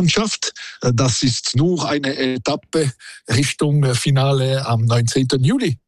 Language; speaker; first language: German; non-native, local second language; French